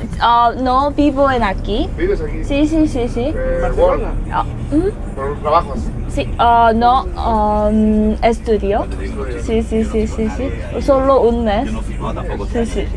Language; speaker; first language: Spanish; non-native, learner; Korean